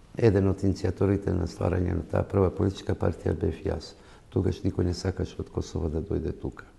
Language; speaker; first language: Macedonian; non-native, local second language; Albanian